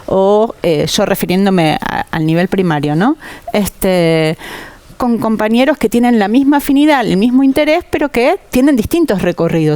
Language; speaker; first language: Spanish; native; Spanish